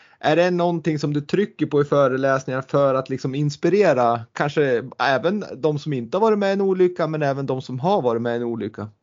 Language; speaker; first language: Swedish; native; Swedish